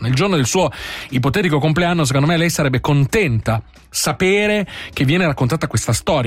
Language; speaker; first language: Italian; native; Italian